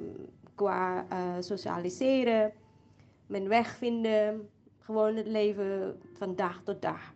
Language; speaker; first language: Dutch; non-native, fluent; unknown